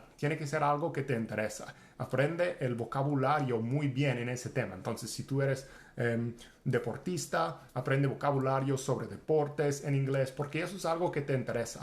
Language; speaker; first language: Spanish; non-native, fluent; English